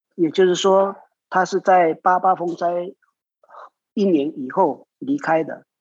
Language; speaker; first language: Chinese; non-native, local second language; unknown